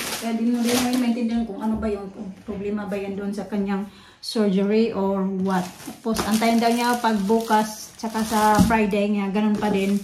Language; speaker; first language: Filipino; non-native, local second language; Cebuano